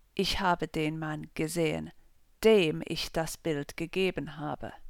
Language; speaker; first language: German; non-native, fluent; English